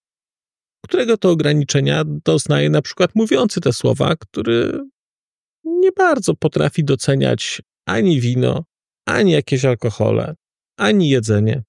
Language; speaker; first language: Polish; native; Polish